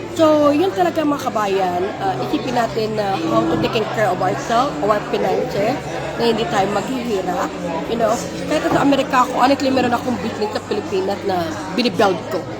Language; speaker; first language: Filipino; non-native, local second language; Hiligaynon